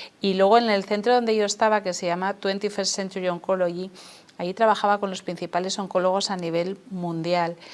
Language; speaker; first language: Spanish; native; Spanish